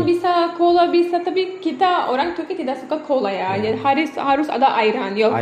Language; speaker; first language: Indonesian; non-native, learner; Turkish